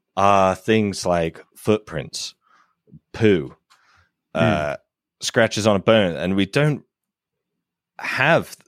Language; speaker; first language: English; native; English